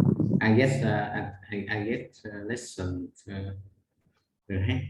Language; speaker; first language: English; non-native, learner; Vietnamese